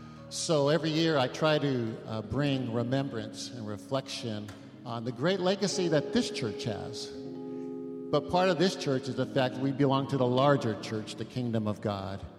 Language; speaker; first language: English; early bilingual, other home language; Spanish